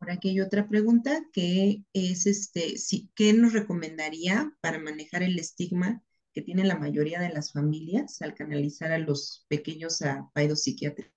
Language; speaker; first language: Spanish; native; Spanish